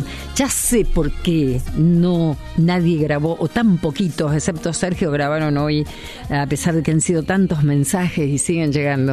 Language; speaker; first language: Spanish; native; Spanish